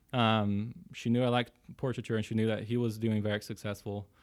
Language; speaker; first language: English; early bilingual, other home language; Portuguese